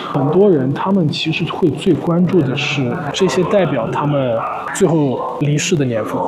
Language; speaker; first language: Chinese; early bilingual, other home language; Serbian